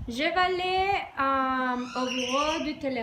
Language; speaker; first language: French; non-native, learner; Spanish